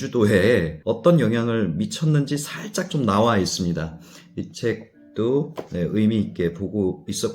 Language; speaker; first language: Korean; native; Korean